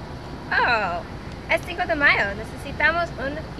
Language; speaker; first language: Spanish; non-native, learner; English